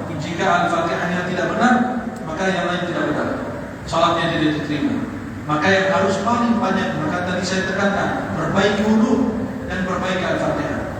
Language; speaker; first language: Indonesian; non-native, fluent; Arabic